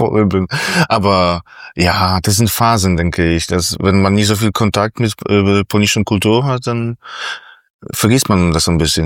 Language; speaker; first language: German; non-native, fluent; Polish